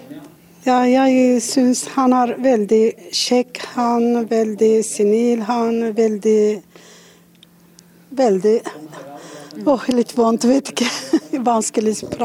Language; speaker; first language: Norwegian; non-native, learner; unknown